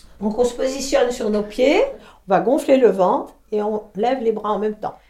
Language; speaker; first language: French; native; French